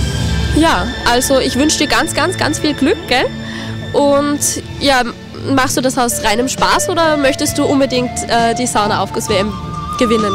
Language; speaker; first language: German; native; German